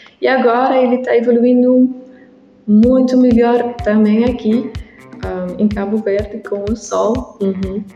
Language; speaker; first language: Portuguese; non-native, learner; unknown